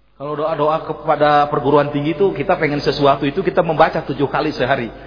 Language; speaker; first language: Indonesian; native; Indonesian